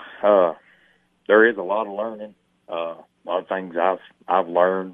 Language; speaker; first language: English; native; English